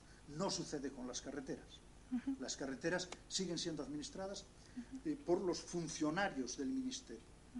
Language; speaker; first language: Spanish; native; Spanish